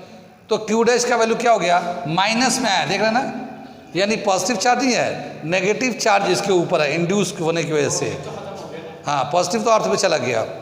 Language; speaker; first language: Hindi; native; Hindi